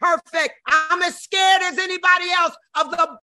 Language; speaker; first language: English; native; English